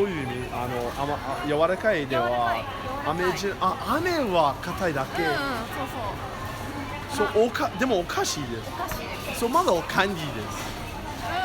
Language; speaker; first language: Japanese; non-native, learner; English